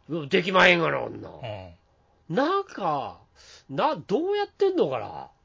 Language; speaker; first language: Japanese; native; Japanese